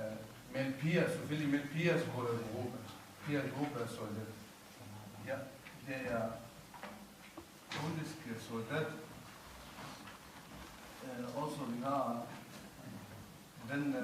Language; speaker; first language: Danish; non-native, learner; Kurdish